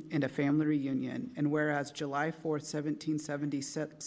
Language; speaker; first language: English; native; English